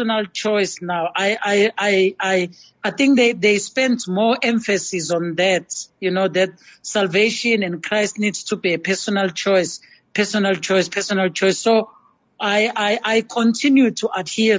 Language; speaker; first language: English; non-native, local second language; Zulu